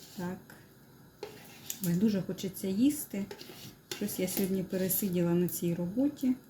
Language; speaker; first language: Ukrainian; non-native, local second language; Russian